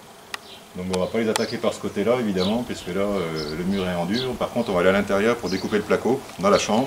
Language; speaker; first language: French; native; French